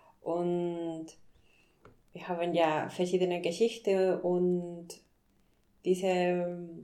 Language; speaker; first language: German; non-native, fluent; Spanish